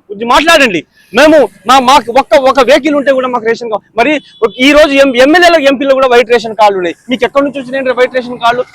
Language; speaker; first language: Telugu; non-native, local second language; Lambadi